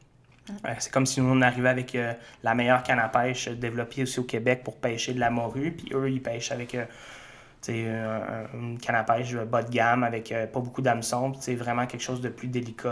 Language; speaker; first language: French; native; French